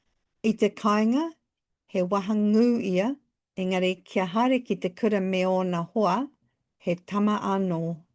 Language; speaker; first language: Māori; non-native, local second language; English